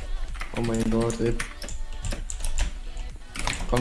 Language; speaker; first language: German; native; German